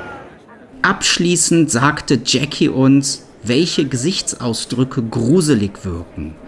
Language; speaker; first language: German; native; German